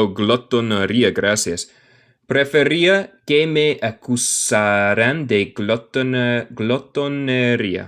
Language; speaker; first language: Spanish; non-native, learner; English